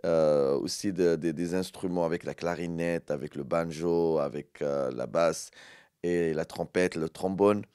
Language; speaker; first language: French; non-native, local second language; Arabic